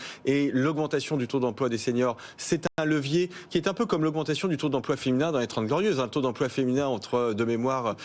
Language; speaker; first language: French; native; French